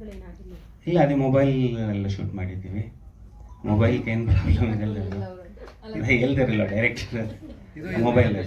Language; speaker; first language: Kannada; non-native, learner; Telugu